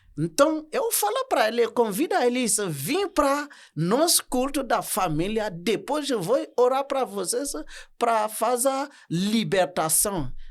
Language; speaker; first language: Portuguese; non-native, learner; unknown